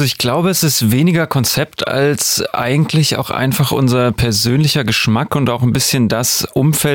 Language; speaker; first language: German; native; German